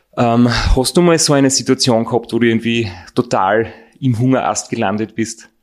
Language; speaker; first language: German; native; German